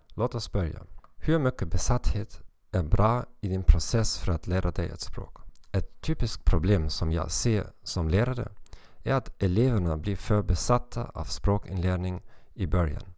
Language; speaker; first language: Swedish; non-native, learner; German